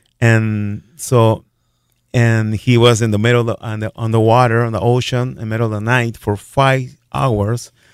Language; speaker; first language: English; non-native, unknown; Spanish